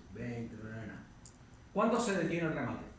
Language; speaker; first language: Spanish; native; Spanish